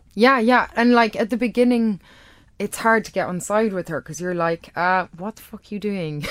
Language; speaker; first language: English; native; English